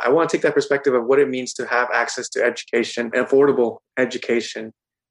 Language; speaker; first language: English; native; English